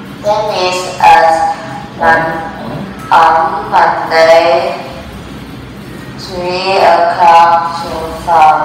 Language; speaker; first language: English; non-native, learner; Vietnamese